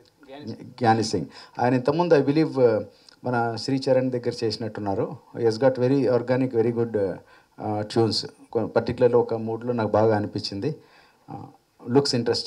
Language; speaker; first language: Telugu; native; Telugu